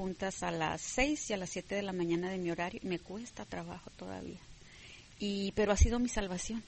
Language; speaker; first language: Spanish; native; Spanish